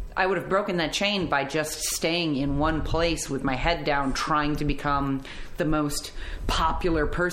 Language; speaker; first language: English; native; English